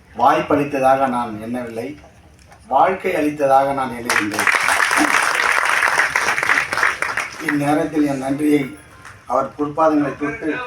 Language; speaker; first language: Tamil; native; Tamil